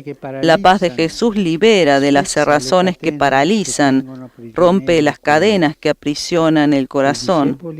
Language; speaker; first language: Spanish; native; Spanish